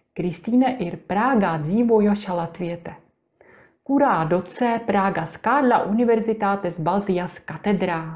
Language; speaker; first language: Latvian; non-native, learner; Czech